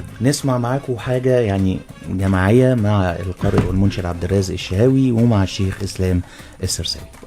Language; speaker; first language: Arabic; native; Arabic